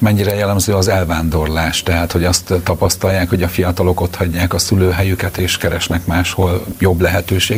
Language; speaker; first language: Hungarian; native; Hungarian